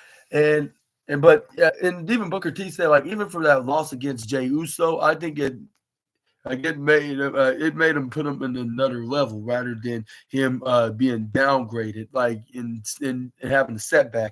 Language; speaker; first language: English; native; English